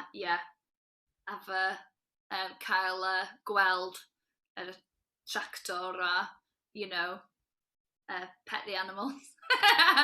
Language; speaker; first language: Welsh; non-native, local second language; English